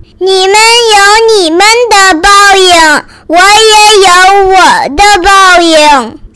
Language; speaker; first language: Chinese; early bilingual, heritage; Chinese